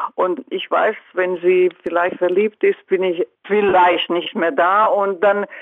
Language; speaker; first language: German; non-native, fluent; Croatian